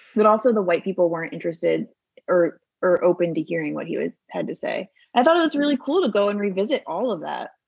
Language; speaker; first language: English; native; English